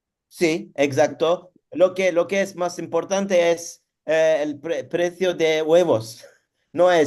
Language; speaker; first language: Spanish; non-native, learner; Turkish